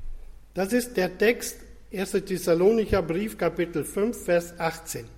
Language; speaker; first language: German; non-native, fluent; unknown